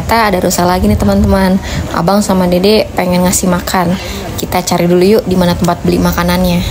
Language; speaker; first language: Indonesian; native; Indonesian